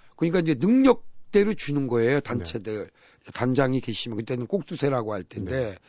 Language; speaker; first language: Korean; native; Korean